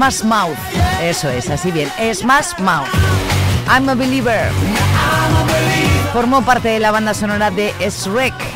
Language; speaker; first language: Spanish; native; Spanish